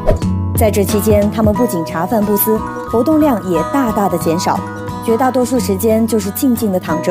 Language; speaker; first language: Chinese; native; Chinese